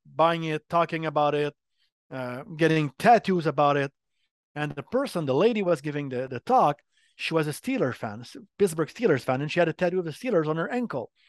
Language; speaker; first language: English; non-native, fluent; French